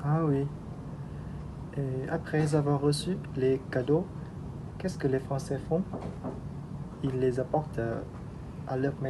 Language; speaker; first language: French; non-native, learner; Vietnamese